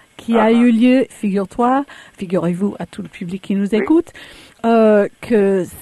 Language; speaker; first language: French; early bilingual, other home language; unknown